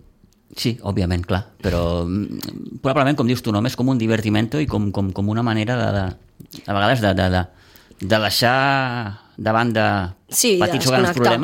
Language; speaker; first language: Catalan; native; Catalan